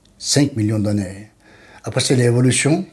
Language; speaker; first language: French; non-native, learner; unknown